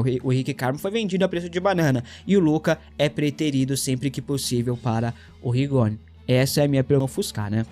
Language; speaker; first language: Portuguese; native; Portuguese